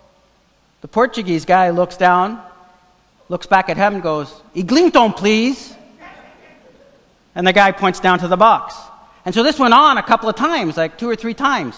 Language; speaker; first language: English; non-native, fluent; Portuguese